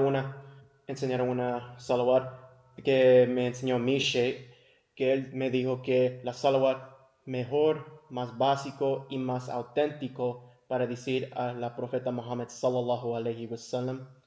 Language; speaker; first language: Spanish; early bilingual, heritage; English